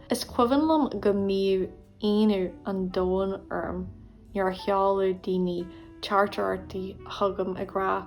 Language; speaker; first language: Irish; non-native, local second language; English